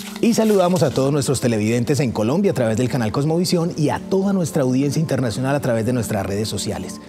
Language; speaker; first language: Spanish; native; Spanish